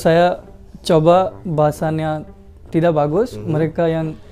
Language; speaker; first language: Indonesian; non-native, learner; Hindi